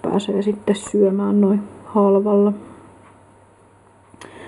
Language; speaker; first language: Finnish; native; Finnish